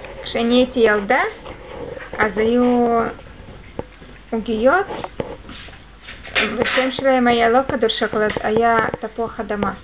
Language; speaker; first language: Hebrew; non-native, fluent; Russian